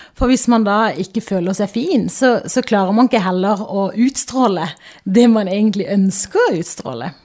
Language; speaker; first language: Norwegian; native; Norwegian